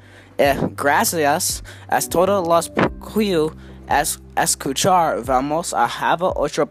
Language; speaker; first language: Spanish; non-native, learner; English